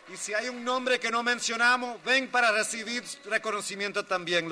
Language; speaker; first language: Spanish; early bilingual, heritage; Spanish